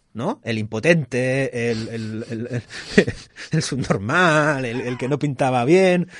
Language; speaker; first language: Spanish; non-native, local second language; Catalan